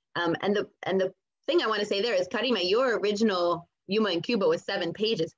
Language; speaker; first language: English; native; English